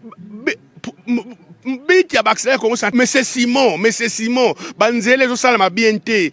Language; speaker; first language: Lingala; non-native, local second language; Kongo